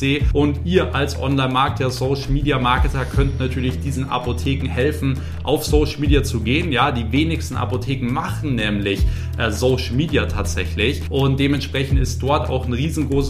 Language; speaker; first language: German; native; German